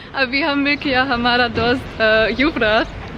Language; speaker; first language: Hindi; non-native, learner; German